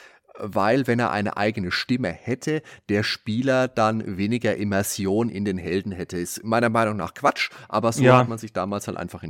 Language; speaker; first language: German; native; German